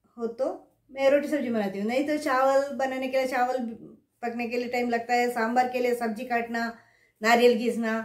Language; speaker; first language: Hindi; non-native, local second language; Kannada